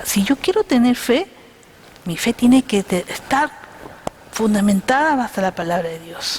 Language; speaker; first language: Spanish; native; Spanish